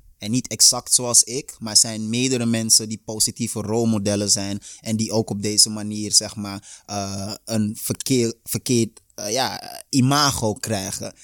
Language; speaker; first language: Dutch; early bilingual, other home language; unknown